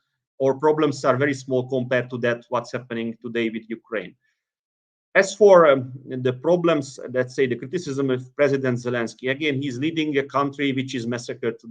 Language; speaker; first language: English; non-native, fluent; Hungarian